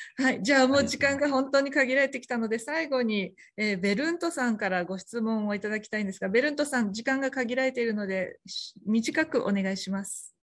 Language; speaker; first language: Japanese; native; Japanese